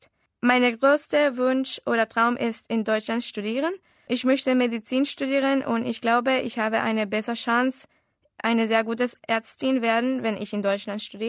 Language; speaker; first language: German; non-native, learner; Spanish